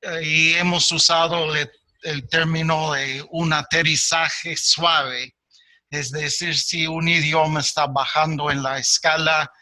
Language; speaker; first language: Spanish; non-native, fluent; English